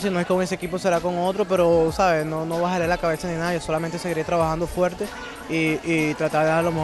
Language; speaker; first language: Spanish; native; Spanish